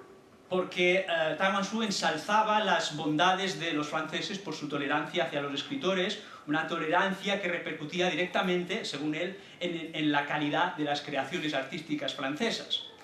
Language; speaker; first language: Spanish; native; Spanish